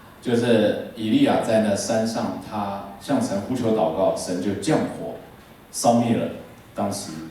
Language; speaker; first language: Chinese; native; Chinese